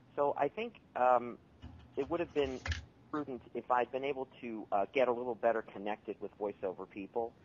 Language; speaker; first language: English; native; English